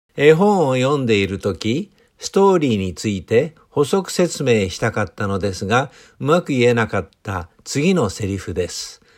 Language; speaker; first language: Japanese; native; Japanese